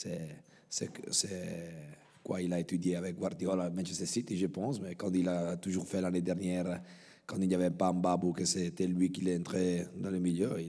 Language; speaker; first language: French; non-native, local second language; Italian